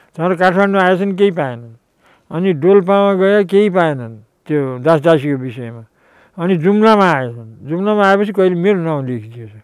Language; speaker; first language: Nepali; native; Nepali